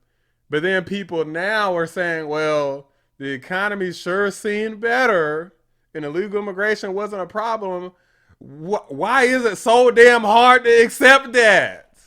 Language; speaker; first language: English; native; English